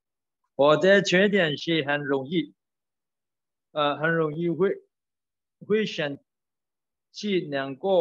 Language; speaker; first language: Chinese; non-native, learner; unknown